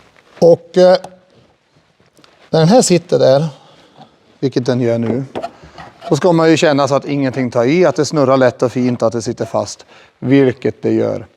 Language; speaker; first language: Swedish; native; Swedish